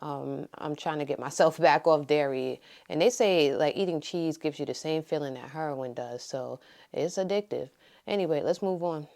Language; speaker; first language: English; native; English